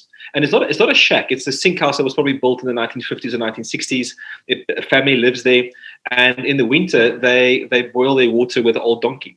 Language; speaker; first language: English; non-native, local second language; Afrikaans